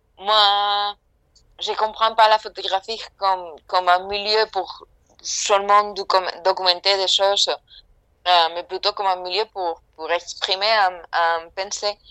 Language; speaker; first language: French; non-native, fluent; Spanish